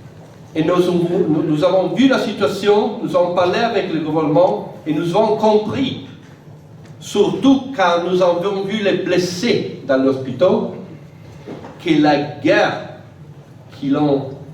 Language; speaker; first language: French; non-native, fluent; Italian